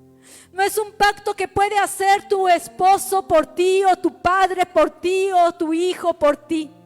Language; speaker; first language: Spanish; native; Spanish